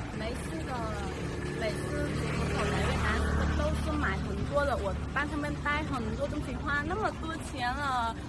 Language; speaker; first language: Chinese; non-native, learner; Vietnamese